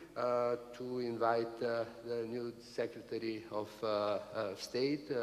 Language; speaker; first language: English; non-native, fluent; Bulgarian